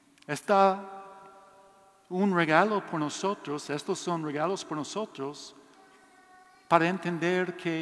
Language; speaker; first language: Spanish; non-native, learner; English